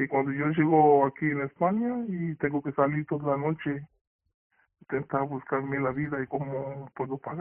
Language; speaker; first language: Spanish; non-native, learner; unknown